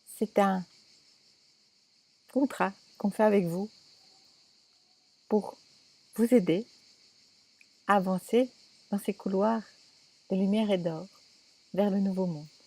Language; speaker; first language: French; native; French